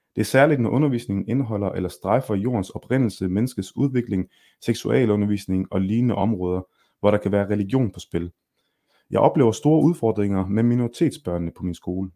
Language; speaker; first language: Danish; early bilingual, other home language; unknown